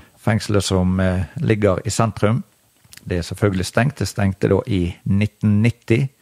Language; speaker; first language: Norwegian; native; Norwegian